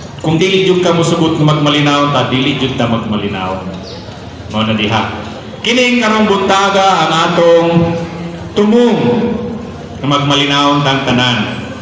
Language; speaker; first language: Cebuano; native; Cebuano